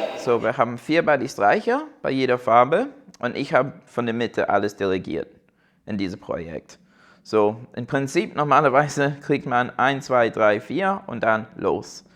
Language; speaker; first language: German; non-native, fluent; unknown